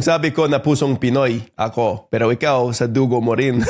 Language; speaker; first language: Filipino; non-native, fluent; English